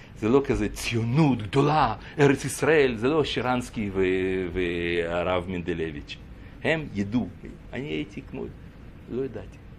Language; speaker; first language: Hebrew; non-native, fluent; Russian